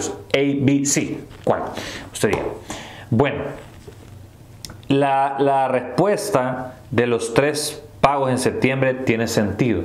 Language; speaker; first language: Spanish; native; Spanish